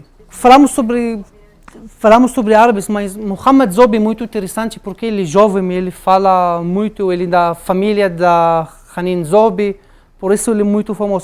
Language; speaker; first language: Portuguese; non-native, learner; Arabic